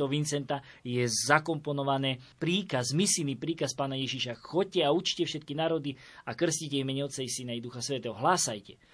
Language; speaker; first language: Slovak; native; Slovak